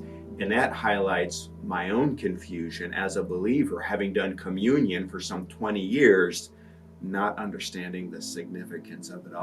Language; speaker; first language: English; native; English